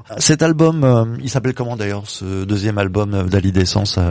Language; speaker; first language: French; native; French